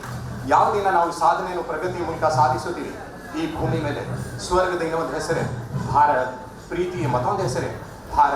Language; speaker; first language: Kannada; non-native, fluent; Hindi